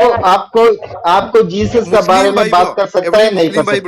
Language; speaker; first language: Hindi; non-native, local second language; Malayalam